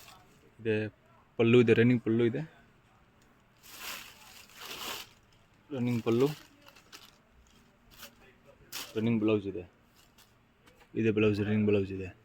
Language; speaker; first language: Kannada; non-native, local second language; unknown